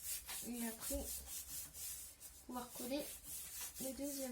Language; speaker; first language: French; native; French